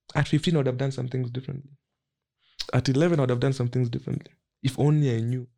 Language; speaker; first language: English; non-native, local second language; Nyanja